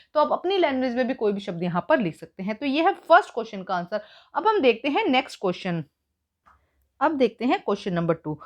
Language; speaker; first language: Hindi; native; Hindi